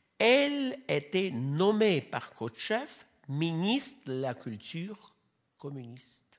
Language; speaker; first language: French; non-native, fluent; Russian